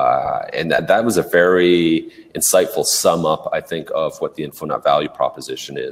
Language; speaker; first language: English; native; English